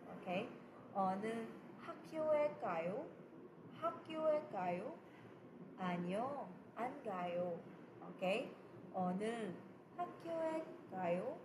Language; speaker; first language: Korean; non-native, fluent; Cebuano